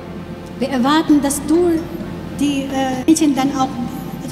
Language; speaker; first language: German; non-native, learner; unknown